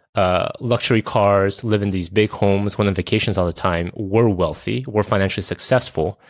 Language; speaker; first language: English; early bilingual, other home language; Korean